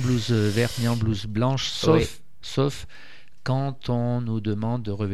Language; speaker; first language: French; native; French